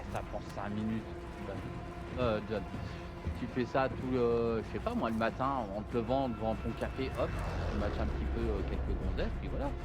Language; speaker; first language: French; native; French